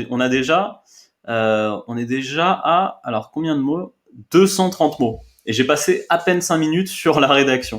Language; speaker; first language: French; native; French